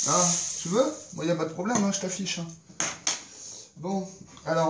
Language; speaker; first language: French; native; French